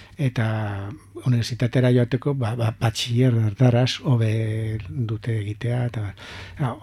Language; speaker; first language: Basque; native; Basque